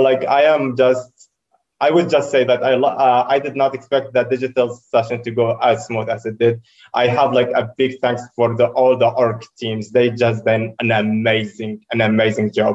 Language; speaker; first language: English; non-native, fluent; Arabic